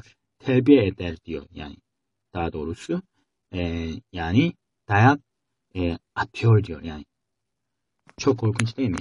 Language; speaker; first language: Turkish; non-native, fluent; Korean